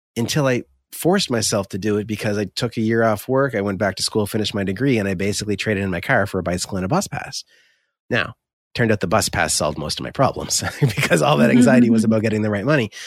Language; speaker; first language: English; native; English